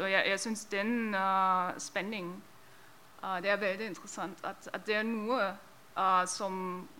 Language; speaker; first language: Norwegian; non-native, fluent; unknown